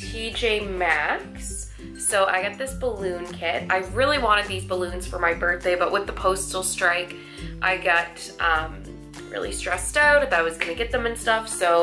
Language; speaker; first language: English; native; English